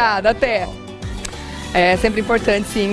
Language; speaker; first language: Portuguese; native; Portuguese